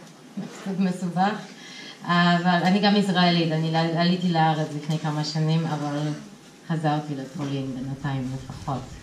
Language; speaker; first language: Hebrew; non-native, fluent; Polish